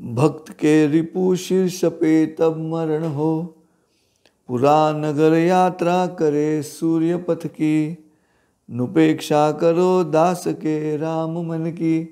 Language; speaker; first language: Hindi; non-native, local second language; Marathi